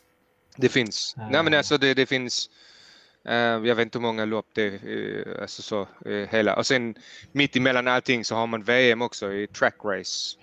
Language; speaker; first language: Swedish; early bilingual, heritage; Swedish